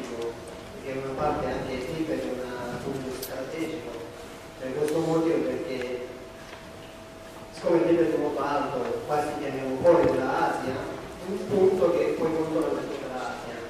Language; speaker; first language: Italian; non-native, learner; Tibetan